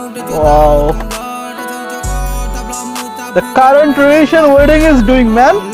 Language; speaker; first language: English; non-native, learner; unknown